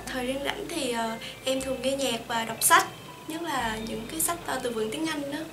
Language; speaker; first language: Vietnamese; native; Vietnamese